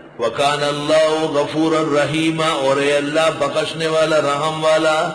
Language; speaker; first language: Urdu; non-native, local second language; Pashto